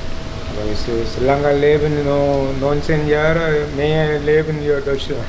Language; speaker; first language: German; non-native, learner; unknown